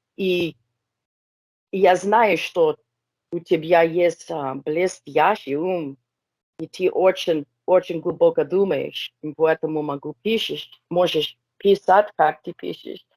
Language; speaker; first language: Russian; non-native, learner; English